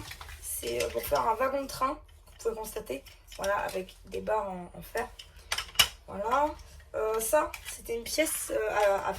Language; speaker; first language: French; native; French